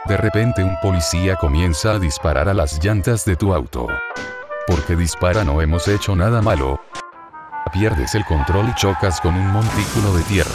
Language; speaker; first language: Spanish; native; Spanish